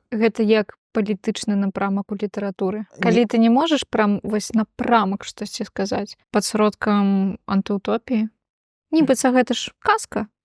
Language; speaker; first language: Belarusian; non-native, local second language; Russian